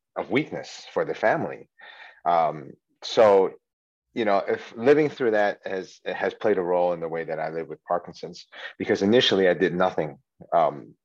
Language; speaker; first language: English; early bilingual, other home language; Chinese